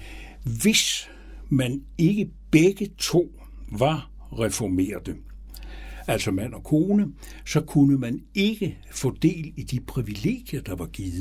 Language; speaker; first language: Danish; native; Danish